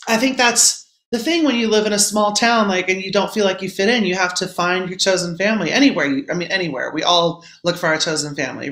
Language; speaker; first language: English; native; English